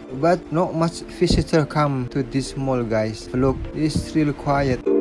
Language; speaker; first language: English; non-native, local second language; Indonesian